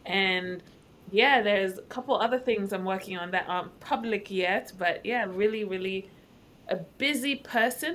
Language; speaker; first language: English; non-native, local second language; Akan